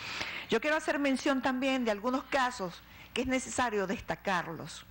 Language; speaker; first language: Spanish; native; Spanish